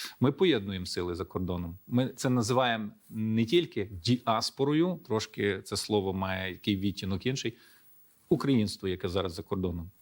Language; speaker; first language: Ukrainian; early bilingual, heritage; Ukrainian